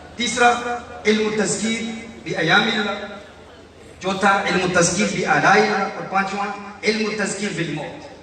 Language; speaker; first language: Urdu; early bilingual, heritage; Urdu